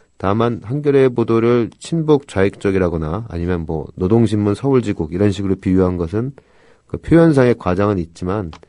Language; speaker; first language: Korean; native; Korean